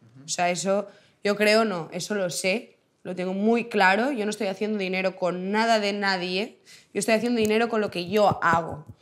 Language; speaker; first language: Spanish; non-native, local second language; Catalan